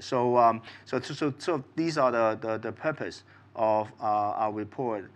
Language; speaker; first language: English; non-native, local second language; Cantonese